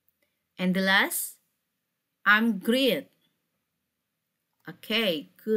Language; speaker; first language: English; non-native, fluent; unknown